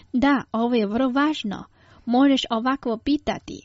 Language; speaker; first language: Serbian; non-native, fluent; Chinese